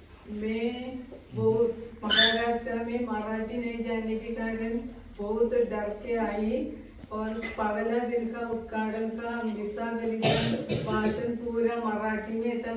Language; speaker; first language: Hindi; non-native, local second language; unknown